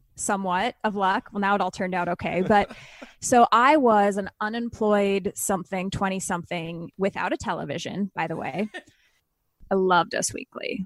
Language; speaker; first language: English; native; English